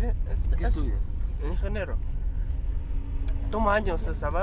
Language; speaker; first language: Spanish; non-native, learner; English